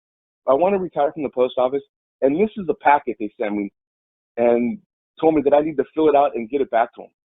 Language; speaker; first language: English; native; English